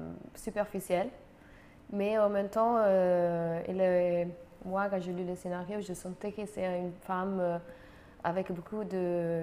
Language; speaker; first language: French; non-native, fluent; Italian